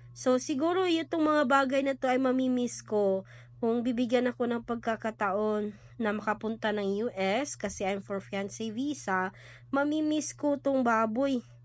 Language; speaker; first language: Filipino; non-native, local second language; Cebuano